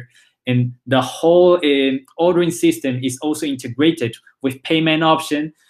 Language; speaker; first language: English; early bilingual, other home language; Spanish